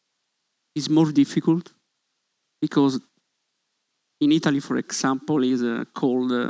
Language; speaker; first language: English; non-native, learner; Italian